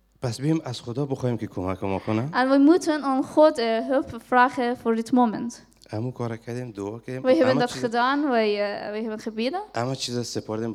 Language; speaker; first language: Dutch; non-native, fluent; Persian